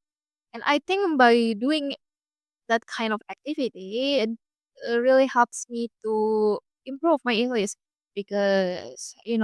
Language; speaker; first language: English; non-native, fluent; Indonesian